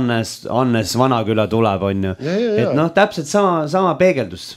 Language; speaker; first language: Estonian; native; Estonian